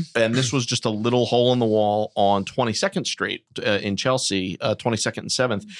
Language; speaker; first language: English; native; English